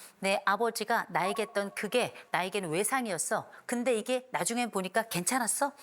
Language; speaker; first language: Korean; native; Korean